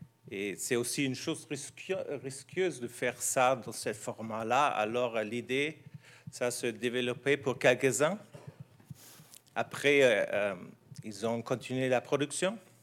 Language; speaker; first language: French; non-native, fluent; German